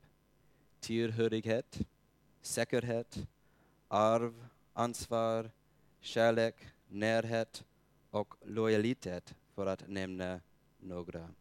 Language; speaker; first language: Swedish; non-native, fluent; English